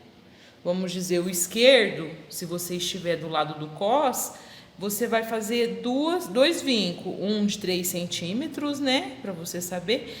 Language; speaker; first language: Portuguese; native; Portuguese